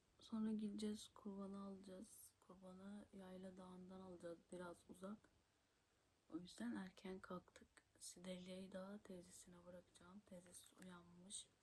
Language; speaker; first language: Turkish; native; Turkish